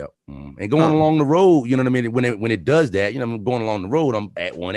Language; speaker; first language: English; native; English